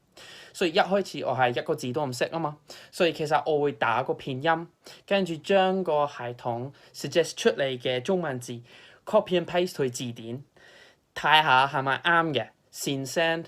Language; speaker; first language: Cantonese; non-native, fluent; English